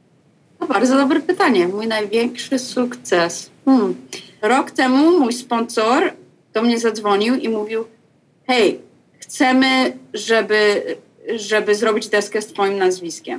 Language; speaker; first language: Polish; early bilingual, heritage; Polish